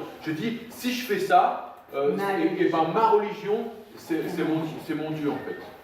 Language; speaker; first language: French; native; French